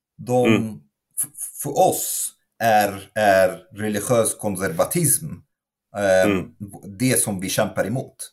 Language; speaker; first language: Swedish; non-native, fluent; Arabic